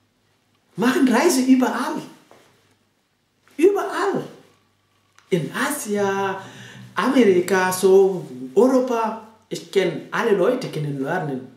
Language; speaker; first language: German; non-native, learner; French